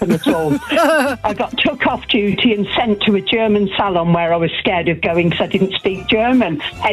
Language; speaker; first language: English; native; English